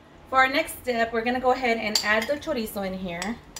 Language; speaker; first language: English; early bilingual, other home language; Spanish